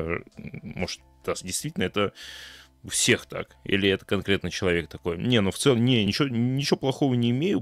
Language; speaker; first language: Russian; native; Russian